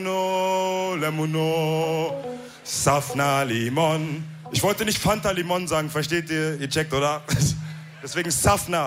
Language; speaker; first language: German; early bilingual, other home language; Wolof